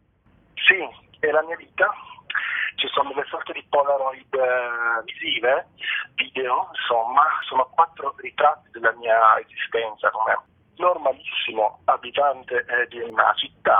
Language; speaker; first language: Italian; native; Italian